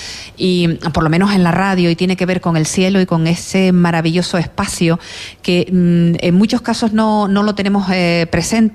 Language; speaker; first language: Spanish; native; Spanish